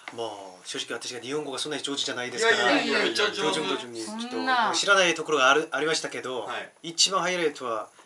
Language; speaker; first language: Japanese; non-native, fluent; Korean